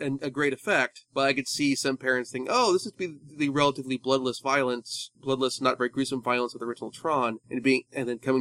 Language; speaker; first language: English; native; English